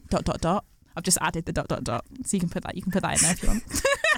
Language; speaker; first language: English; native; English